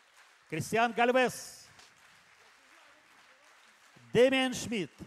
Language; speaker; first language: Russian; native; Russian